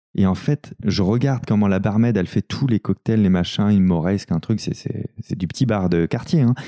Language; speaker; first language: French; native; French